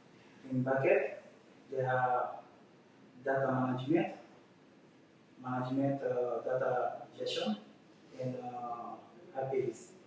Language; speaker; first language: English; non-native, learner; French